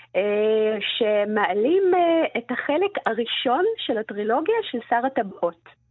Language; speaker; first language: Hebrew; early bilingual, other home language; Russian